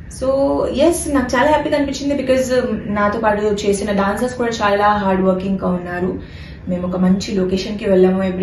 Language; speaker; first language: Telugu; non-native, fluent; Hindi